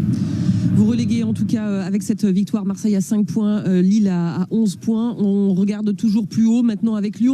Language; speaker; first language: French; native; French